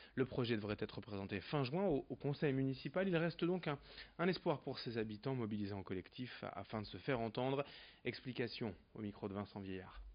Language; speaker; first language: French; native; French